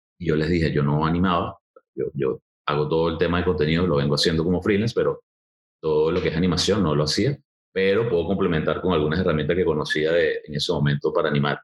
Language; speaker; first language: Spanish; native; Spanish